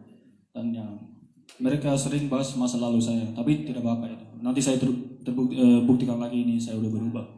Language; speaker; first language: Indonesian; non-native, fluent; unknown